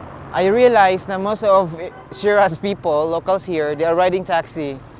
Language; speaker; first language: English; non-native, local second language; Cebuano